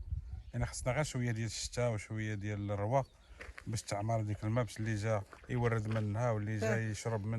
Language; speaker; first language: Arabic; native; Arabic